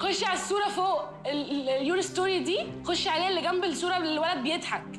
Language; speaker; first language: Arabic; native; Arabic